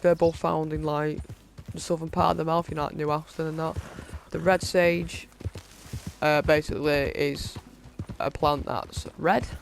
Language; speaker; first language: English; native; English